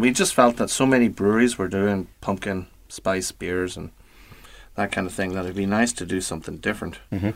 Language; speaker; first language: English; native; English